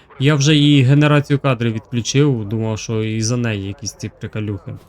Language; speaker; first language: Ukrainian; native; Ukrainian